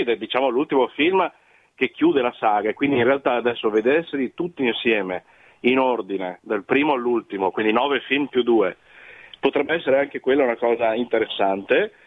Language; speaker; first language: Italian; native; Italian